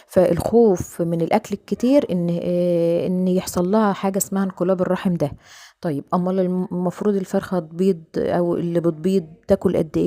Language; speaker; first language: Arabic; native; Arabic